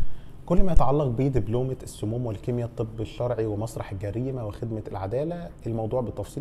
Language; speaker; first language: Arabic; native; Arabic